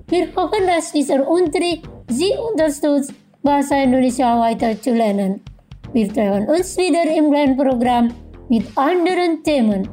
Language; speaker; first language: German; non-native, fluent; Indonesian